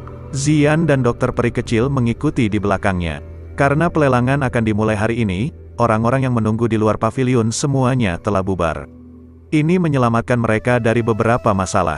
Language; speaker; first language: Indonesian; native; Indonesian